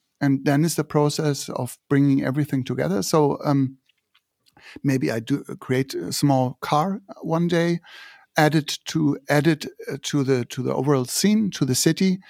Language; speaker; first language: English; non-native, fluent; German